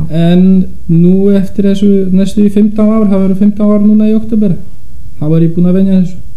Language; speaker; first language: Icelandic; non-native, fluent; Polish